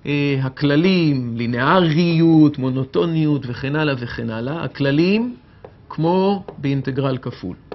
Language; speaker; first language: Hebrew; native; Hebrew